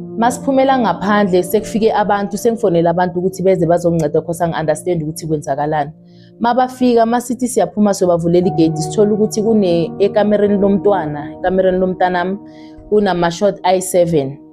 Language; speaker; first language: Zulu; native; Zulu